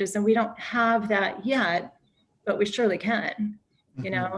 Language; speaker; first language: English; native; English